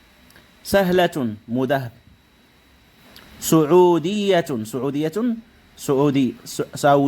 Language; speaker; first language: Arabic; non-native, fluent; Indonesian